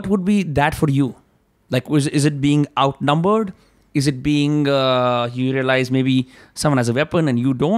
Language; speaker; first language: English; non-native, local second language; Hindi